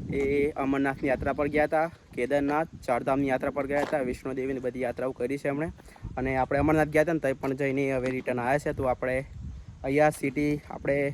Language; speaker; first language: Gujarati; native; Gujarati